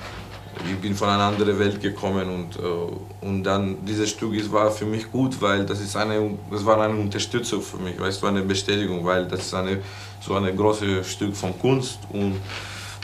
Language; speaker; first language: German; non-native, fluent; Greek